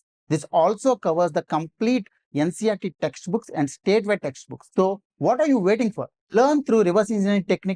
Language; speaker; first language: English; non-native, local second language; Telugu